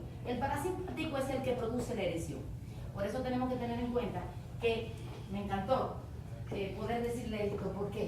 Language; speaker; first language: Spanish; native; Spanish